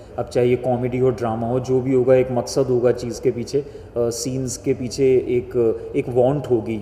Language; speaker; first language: Hindi; native; Hindi